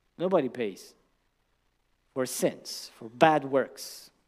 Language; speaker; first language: English; non-native, fluent; Romanian